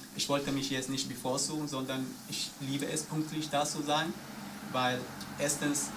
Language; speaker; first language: German; non-native, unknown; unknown